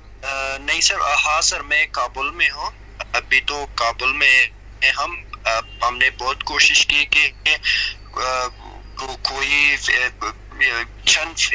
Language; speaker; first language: Hindi; non-native, fluent; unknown